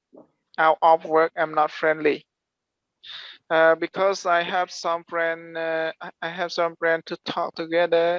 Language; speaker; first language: English; non-native, learner; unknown